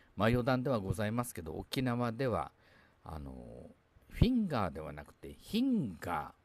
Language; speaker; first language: Japanese; native; Japanese